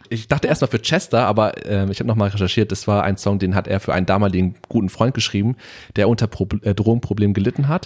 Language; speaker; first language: German; early bilingual, other home language; Vietnamese